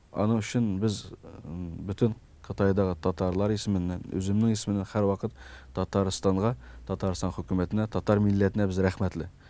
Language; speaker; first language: Tatar; early bilingual, heritage; Tatar